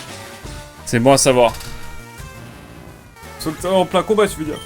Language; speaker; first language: French; native; French